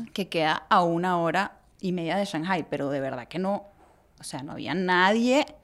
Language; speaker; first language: Spanish; native; Spanish